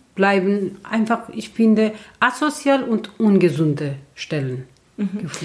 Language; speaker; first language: German; non-native, fluent; Turkish